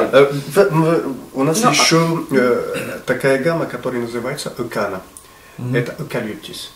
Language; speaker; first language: Russian; non-native, fluent; Arabic